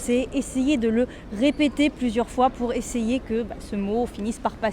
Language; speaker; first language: French; native; French